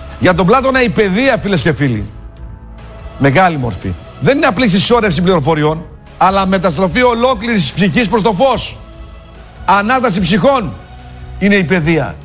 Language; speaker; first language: Greek; native; Greek